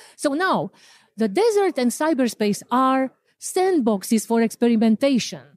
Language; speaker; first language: English; non-native, fluent; Romanian